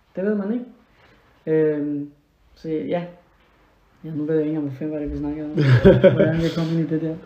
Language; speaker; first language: Danish; non-native, fluent; Spanish